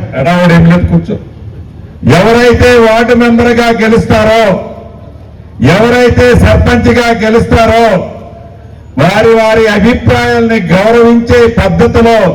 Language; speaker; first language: Telugu; native; Telugu